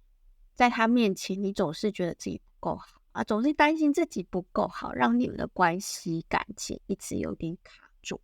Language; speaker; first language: Chinese; native; Chinese